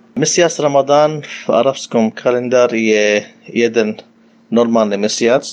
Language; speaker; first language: Slovak; non-native, learner; Arabic